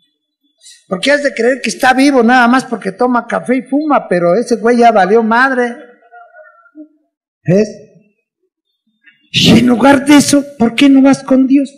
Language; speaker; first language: Spanish; native; Spanish